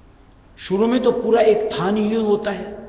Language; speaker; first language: Hindi; native; Hindi